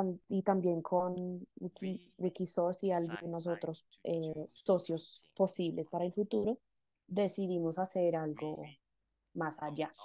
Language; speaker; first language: Spanish; non-native, fluent; Indonesian